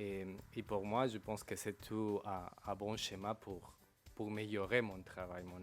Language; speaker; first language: French; non-native, local second language; Spanish